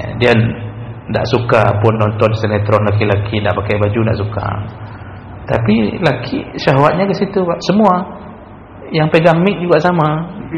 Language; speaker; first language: Malay; non-native, local second language; Achinese